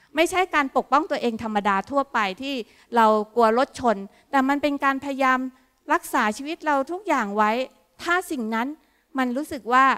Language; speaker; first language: Thai; native; Thai